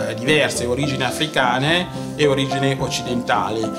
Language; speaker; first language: Italian; non-native, fluent; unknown